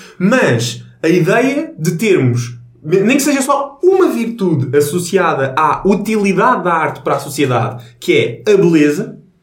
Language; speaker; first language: Portuguese; native; Portuguese